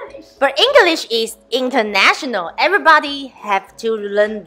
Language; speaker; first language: English; non-native, learner; Chinese